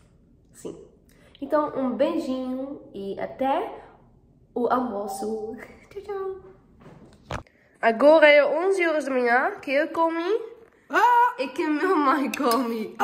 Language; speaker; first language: Portuguese; non-native, learner; Dutch